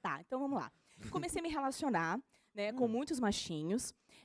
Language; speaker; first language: Portuguese; native; Portuguese